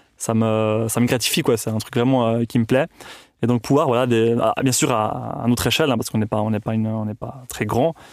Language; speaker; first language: French; early bilingual, other home language; Italian